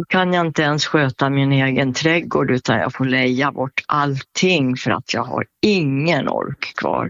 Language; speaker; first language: Swedish; native; Swedish